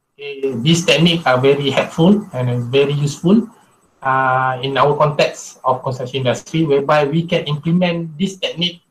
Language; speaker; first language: English; non-native, local second language; Malay